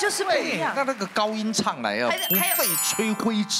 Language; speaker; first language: Chinese; native; Chinese